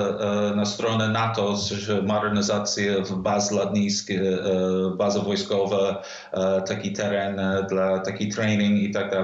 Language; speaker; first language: Polish; non-native, fluent; English